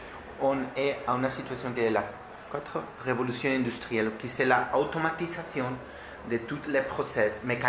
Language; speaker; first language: French; non-native, learner; Spanish